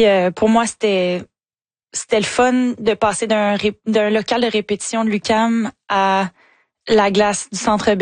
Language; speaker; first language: French; native; French